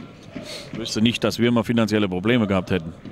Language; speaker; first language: German; native; German